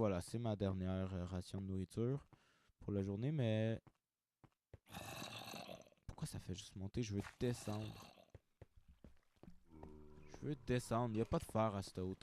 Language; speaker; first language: French; native; French